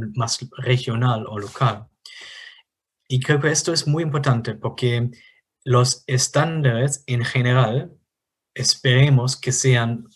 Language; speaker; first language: Spanish; non-native, fluent; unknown